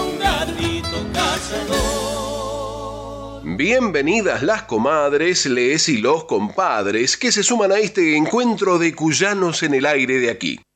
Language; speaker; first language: Spanish; native; Spanish